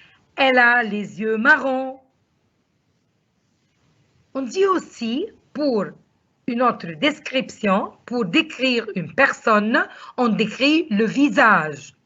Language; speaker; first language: French; non-native, fluent; Arabic